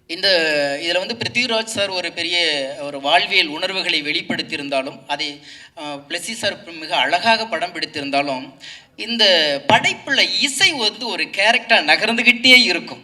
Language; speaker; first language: Tamil; native; Tamil